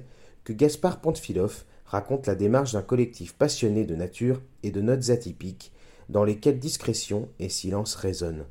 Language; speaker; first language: French; native; French